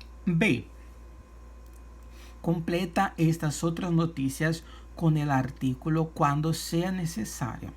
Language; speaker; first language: Spanish; non-native, fluent; Portuguese